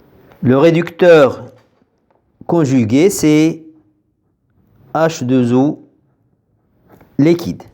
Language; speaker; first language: French; non-native, local second language; Arabic